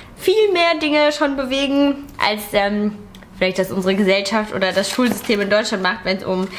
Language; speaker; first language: German; native; German